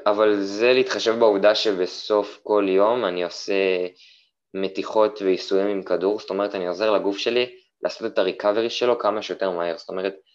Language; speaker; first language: Hebrew; native; Hebrew